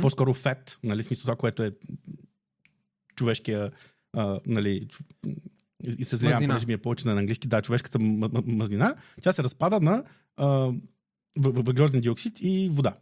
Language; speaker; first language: Bulgarian; native; Bulgarian